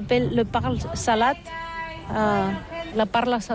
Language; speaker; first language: French; non-native, learner; Catalan